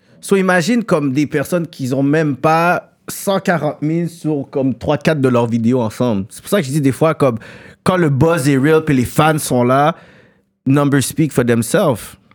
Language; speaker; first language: French; native; French